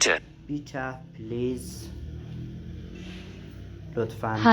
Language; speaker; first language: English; non-native, learner; Persian